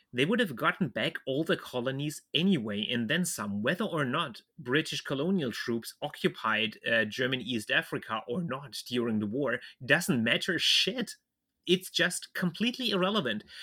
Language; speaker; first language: English; non-native, fluent; German